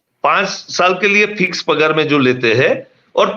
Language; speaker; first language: Hindi; non-native, local second language; Gujarati